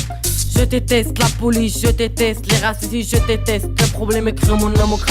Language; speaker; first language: French; non-native, learner; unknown